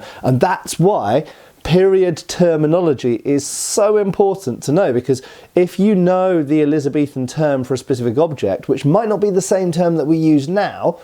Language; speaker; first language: English; native; English